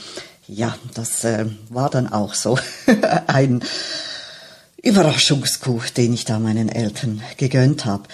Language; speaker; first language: German; native; German